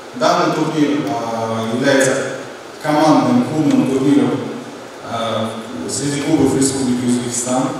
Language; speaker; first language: Russian; non-native, local second language; Uzbek